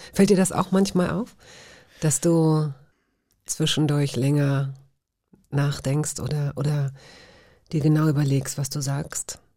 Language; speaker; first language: German; native; German